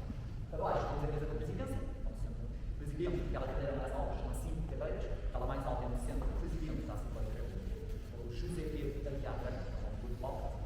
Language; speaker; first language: Portuguese; native; Portuguese